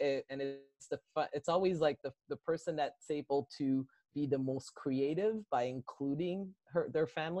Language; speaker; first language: English; native; English